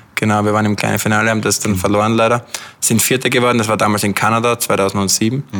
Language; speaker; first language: German; native; German